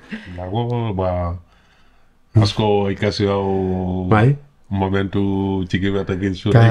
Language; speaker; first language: Basque; non-native, learner; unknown